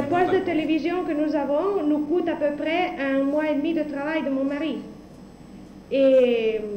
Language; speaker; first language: French; non-native, fluent; Italian